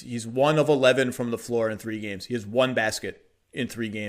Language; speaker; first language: English; native; English